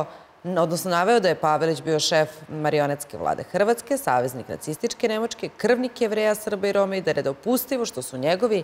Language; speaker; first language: Serbian; native; Serbian